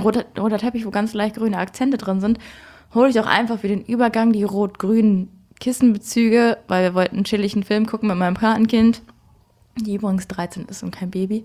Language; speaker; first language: German; native; German